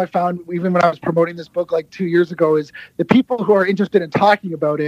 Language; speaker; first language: English; native; English